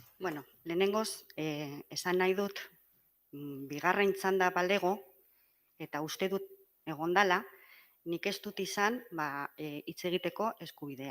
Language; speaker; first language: Basque; non-native, local second language; Spanish